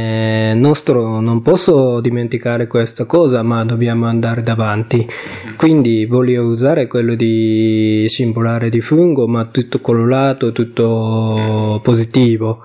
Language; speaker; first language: Italian; non-native, learner; Japanese